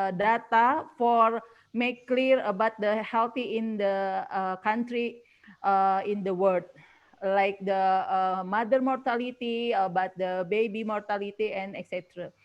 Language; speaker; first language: English; non-native, learner; Indonesian